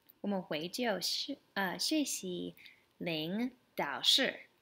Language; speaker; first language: Chinese; non-native, learner; English